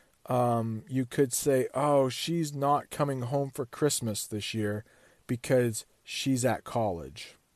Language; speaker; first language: English; native; English